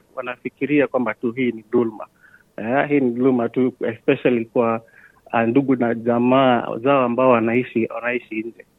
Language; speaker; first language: Swahili; native; Swahili